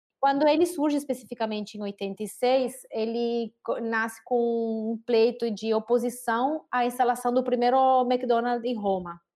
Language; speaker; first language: Portuguese; non-native, fluent; Italian